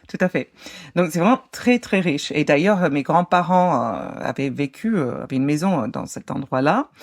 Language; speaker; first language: French; non-native, fluent; English